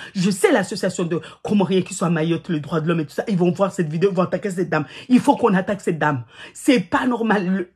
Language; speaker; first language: French; non-native, local second language; Ngazidja Comorian